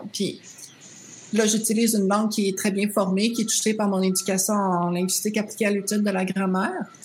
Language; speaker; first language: French; native; French